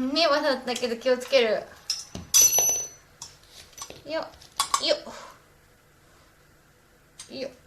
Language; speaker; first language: Japanese; native; Japanese